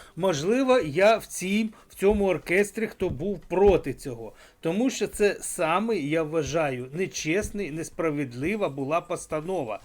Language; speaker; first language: Ukrainian; non-native, local second language; Russian